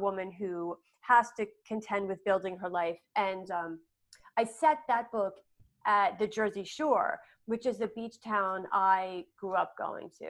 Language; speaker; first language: English; native; English